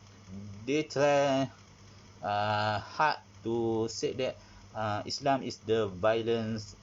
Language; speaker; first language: English; non-native, learner; Malay